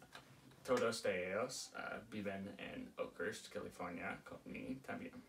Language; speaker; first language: Spanish; non-native, learner; English